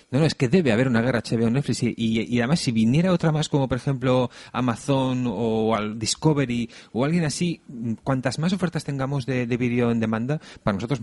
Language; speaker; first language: Spanish; native; Spanish